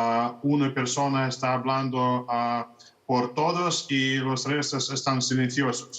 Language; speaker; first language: Spanish; non-native, fluent; Russian